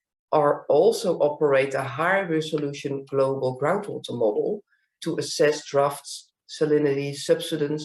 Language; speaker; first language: English; non-native, fluent; Dutch